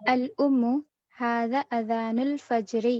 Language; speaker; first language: Arabic; non-native, learner; Urdu